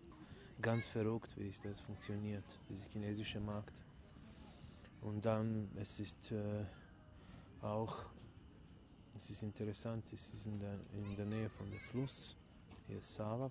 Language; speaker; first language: German; non-native, fluent; Serbian